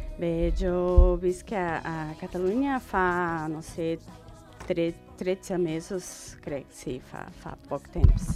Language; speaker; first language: Catalan; non-native, learner; Portuguese